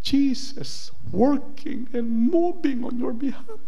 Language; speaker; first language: English; non-native, local second language; Filipino